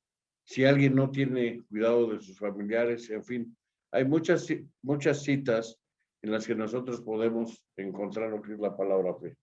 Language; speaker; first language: Spanish; native; Spanish